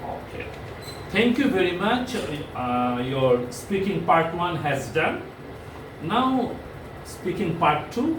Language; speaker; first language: English; non-native, fluent; Bangla